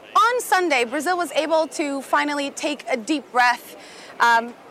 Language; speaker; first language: English; non-native, fluent; Portuguese